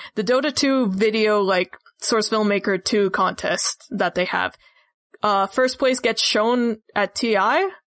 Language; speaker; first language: English; native; English